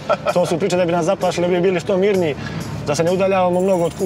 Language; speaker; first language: Croatian; native; Croatian